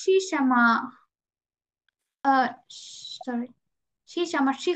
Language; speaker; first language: Chinese; non-native, learner; Bangla